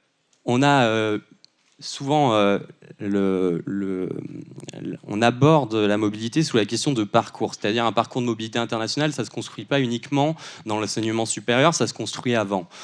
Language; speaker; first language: French; native; French